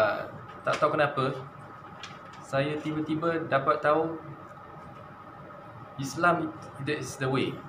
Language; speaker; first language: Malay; non-native, local second language; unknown